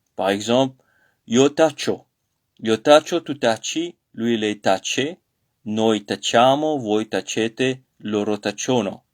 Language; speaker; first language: Italian; non-native, learner; French